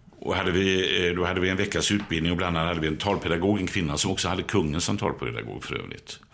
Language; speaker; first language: Swedish; native; Swedish